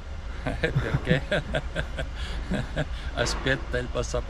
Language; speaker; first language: Italian; non-native, learner; Russian